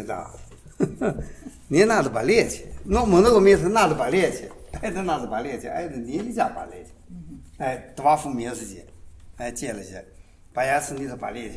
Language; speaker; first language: Russian; non-native, learner; Chinese